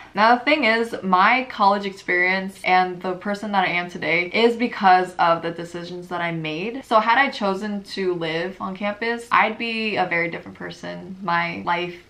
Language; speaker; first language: English; native; English